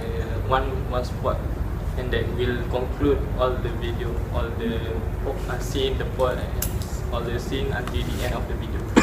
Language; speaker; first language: English; non-native, local second language; Malay